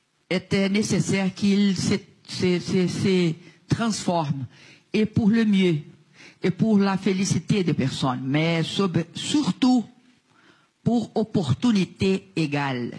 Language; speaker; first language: French; non-native, learner; Portuguese